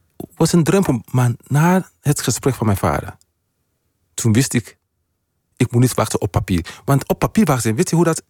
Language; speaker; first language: Dutch; non-native, fluent; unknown